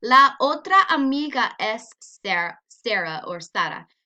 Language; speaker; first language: Spanish; non-native, fluent; English